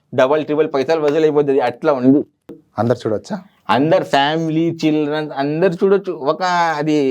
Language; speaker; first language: Telugu; non-native, local second language; Urdu